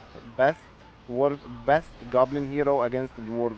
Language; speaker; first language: English; non-native, fluent; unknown